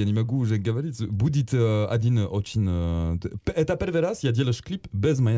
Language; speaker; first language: Russian; non-native, learner; French